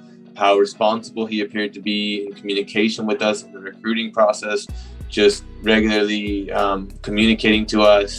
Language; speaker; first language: English; native; English